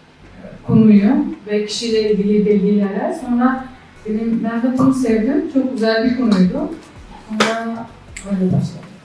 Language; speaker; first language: Turkish; non-native, fluent; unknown